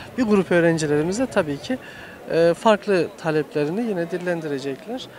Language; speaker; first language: Turkish; native; Turkish